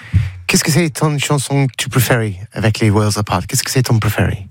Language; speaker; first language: French; non-native, learner; English